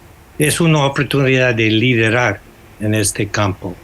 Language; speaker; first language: Spanish; non-native, fluent; English